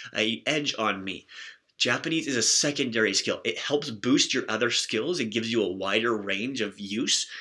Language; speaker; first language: English; native; English